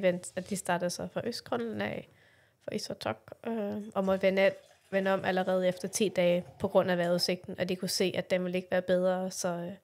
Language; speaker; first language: Danish; native; Danish